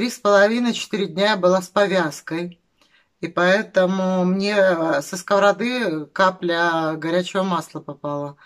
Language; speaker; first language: Russian; native; Russian